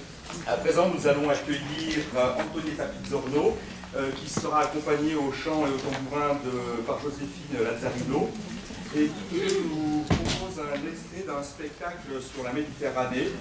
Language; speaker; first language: French; native; French